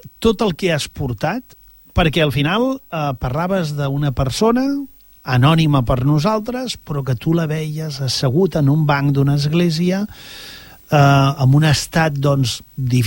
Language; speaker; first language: Catalan; native; Catalan